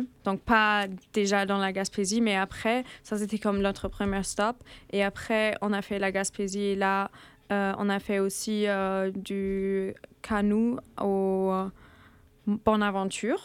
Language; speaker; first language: French; non-native, fluent; German